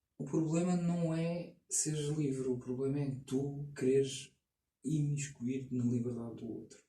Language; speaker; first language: Portuguese; early bilingual, other home language; Kabuverdianu